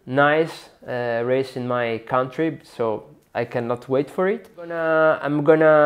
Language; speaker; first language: English; non-native, learner; Italian